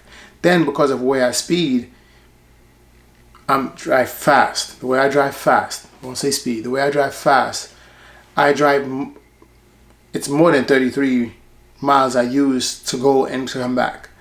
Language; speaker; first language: English; native; English